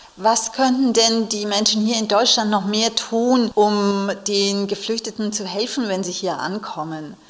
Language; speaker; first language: German; native; German